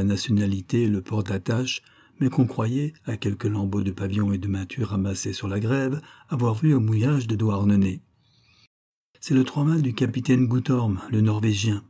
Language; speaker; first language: French; native; French